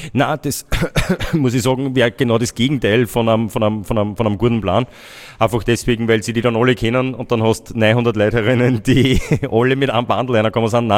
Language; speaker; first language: German; native; German